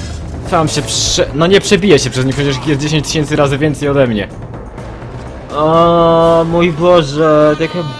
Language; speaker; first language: Polish; native; Polish